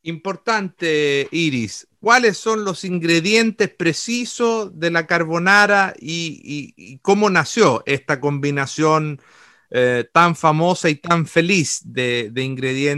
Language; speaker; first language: Spanish; native; Spanish